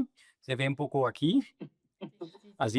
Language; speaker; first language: Spanish; non-native, fluent; German